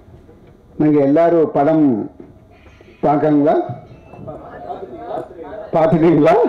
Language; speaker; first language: Tamil; non-native, learner; Telugu